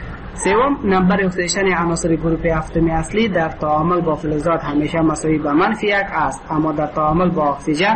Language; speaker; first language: Persian; native; Persian